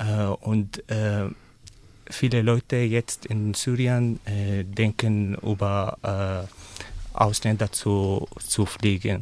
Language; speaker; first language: German; non-native, learner; Arabic